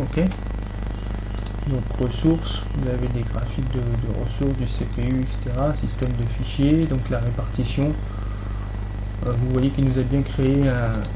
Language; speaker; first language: French; native; French